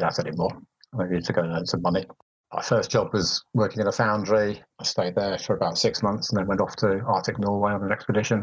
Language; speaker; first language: English; native; English